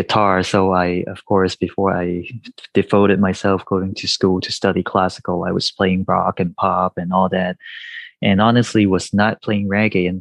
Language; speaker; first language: English; non-native, local second language; Cantonese